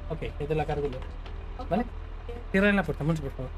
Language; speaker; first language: Spanish; non-native, learner; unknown